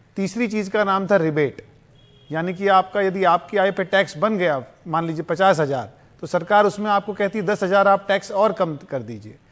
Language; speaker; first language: Hindi; native; Hindi